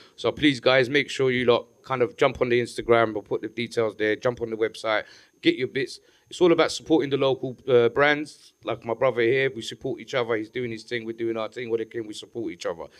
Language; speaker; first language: English; native; English